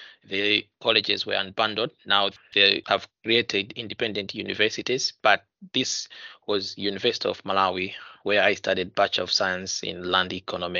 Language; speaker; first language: English; non-native, local second language; Nyanja